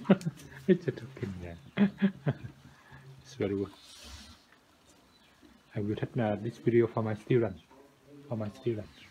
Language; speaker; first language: English; non-native, learner; Vietnamese